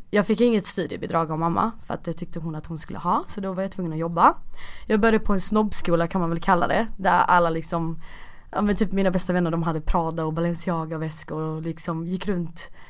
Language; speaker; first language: Swedish; early bilingual, other home language; Portuguese